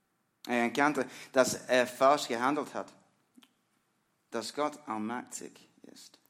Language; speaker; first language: German; non-native, learner; English